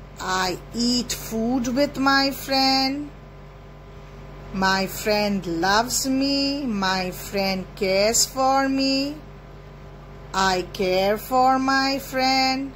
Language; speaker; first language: English; non-native, local second language; Hindi